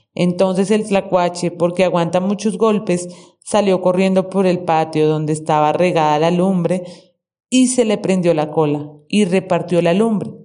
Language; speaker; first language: Spanish; native; Spanish